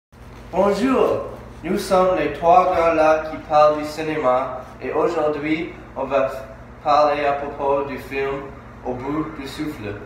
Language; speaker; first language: French; non-native, learner; English